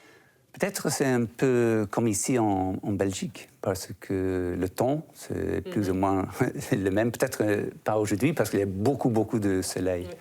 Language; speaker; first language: French; non-native, fluent; English